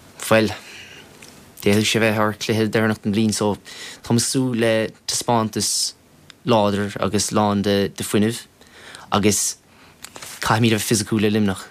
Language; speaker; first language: Irish; non-native, local second language; English